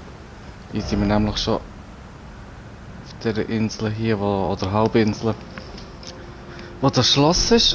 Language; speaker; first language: German; native; German